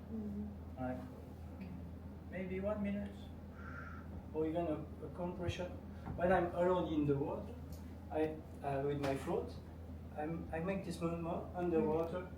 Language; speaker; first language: English; non-native, learner; French